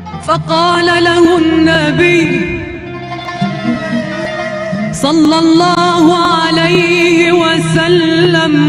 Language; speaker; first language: Arabic; non-native, fluent; Indonesian